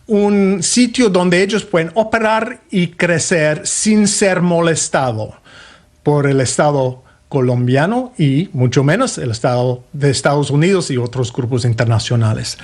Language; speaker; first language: Spanish; non-native, fluent; English